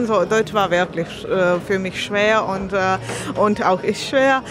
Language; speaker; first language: German; non-native, learner; Slovak